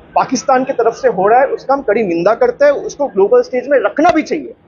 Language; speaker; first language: Hindi; non-native, local second language; Bangla